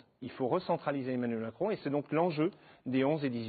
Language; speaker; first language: French; native; French